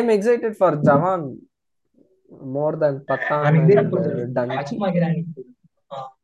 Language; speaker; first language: English; non-native, local second language; Tamil